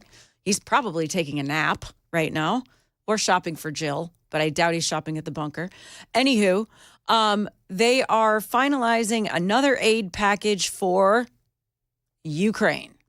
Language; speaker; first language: English; native; English